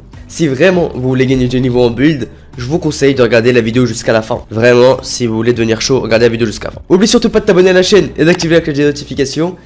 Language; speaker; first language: French; native; French